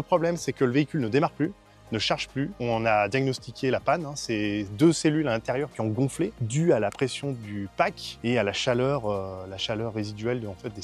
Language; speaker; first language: French; native; French